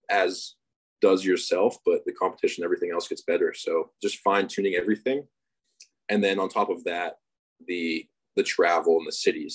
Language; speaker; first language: English; native; English